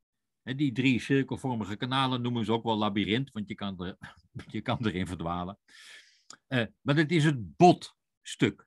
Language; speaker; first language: Dutch; native; Dutch